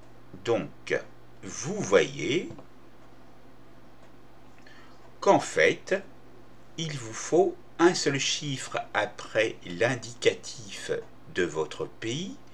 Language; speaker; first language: French; native; French